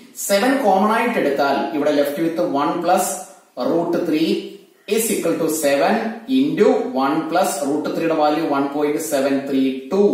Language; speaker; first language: English; non-native, local second language; Malayalam